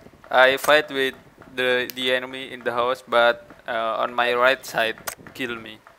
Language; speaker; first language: English; non-native, learner; Indonesian